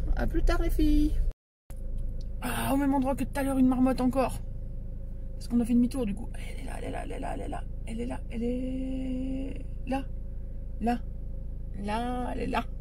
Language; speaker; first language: French; native; French